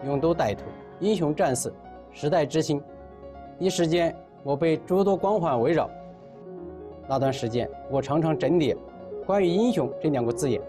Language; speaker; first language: Chinese; native; Chinese